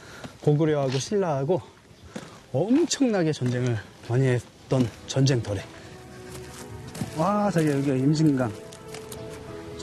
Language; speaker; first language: Korean; native; Korean